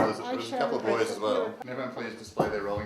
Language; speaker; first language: English; native; English